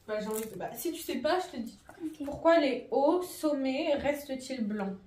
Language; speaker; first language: French; native; French